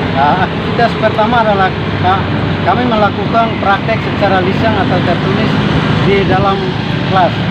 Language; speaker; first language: Indonesian; non-native, fluent; Tetum